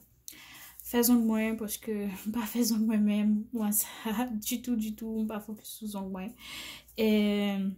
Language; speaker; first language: French; non-native, learner; Haitian Creole